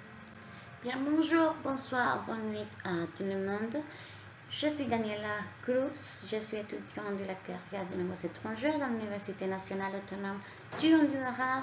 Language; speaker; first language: French; non-native, learner; Spanish